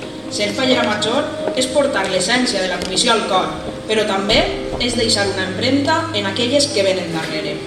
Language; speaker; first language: Catalan; native; Catalan